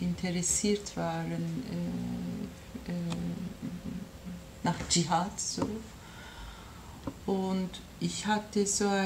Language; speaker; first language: German; non-native, fluent; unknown